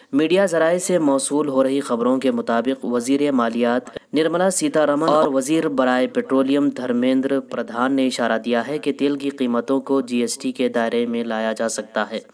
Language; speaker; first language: Urdu; native; Urdu